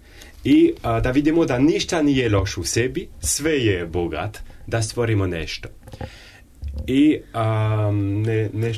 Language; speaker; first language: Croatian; non-native, learner; French